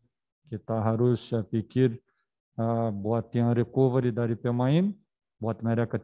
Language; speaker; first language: Indonesian; non-native, fluent; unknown